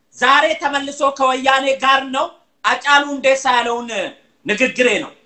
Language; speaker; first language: Amharic; non-native, local second language; Oromo